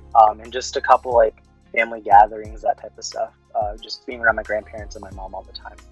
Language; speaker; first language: English; early bilingual, other home language; Filipino